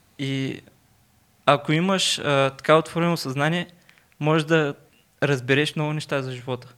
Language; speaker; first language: Bulgarian; non-native, local second language; Turkish